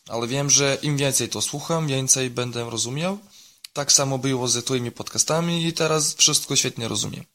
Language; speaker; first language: Polish; non-native, learner; Serbian